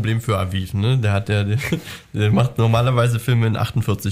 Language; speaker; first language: German; native; German